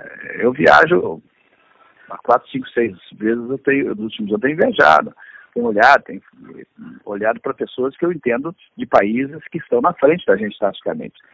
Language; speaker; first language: Portuguese; native; Portuguese